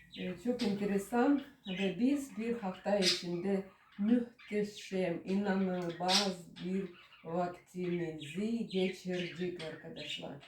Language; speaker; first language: Turkish; non-native, learner; Russian